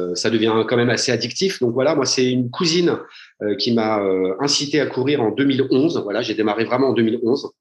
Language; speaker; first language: French; native; French